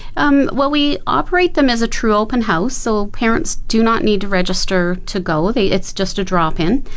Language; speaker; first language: English; native; English